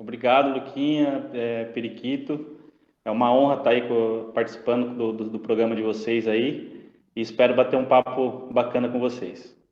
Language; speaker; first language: Portuguese; native; Portuguese